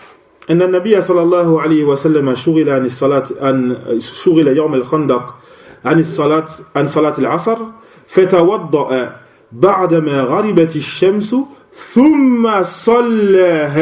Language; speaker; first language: Arabic; non-native, fluent; French